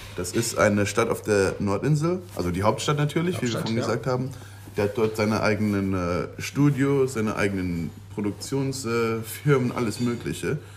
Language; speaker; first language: German; non-native, local second language; Luxembourgish